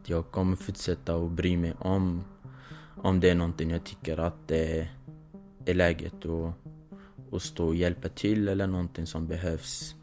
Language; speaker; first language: Swedish; non-native, fluent; Kurdish